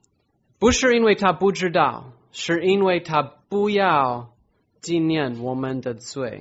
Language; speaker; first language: Chinese; non-native, fluent; English